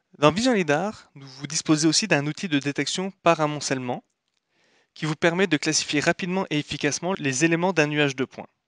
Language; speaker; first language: French; native; French